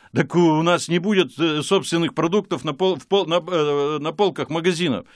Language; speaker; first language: Russian; native; Russian